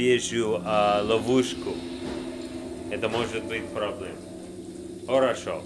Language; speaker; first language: Russian; non-native, learner; English